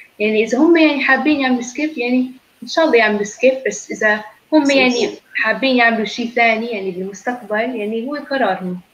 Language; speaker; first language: Arabic; early bilingual, heritage; Arabic